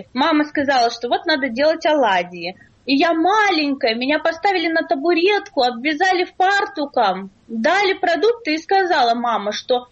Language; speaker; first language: Russian; native; Russian